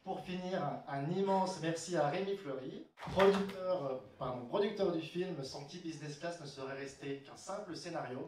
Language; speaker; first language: French; native; French